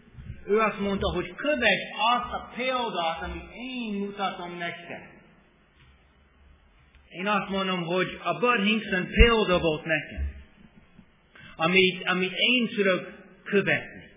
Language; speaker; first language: Hungarian; non-native, fluent; English